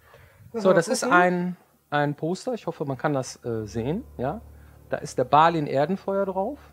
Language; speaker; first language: German; native; German